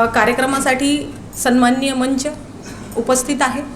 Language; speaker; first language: Marathi; non-native, local second language; Hindi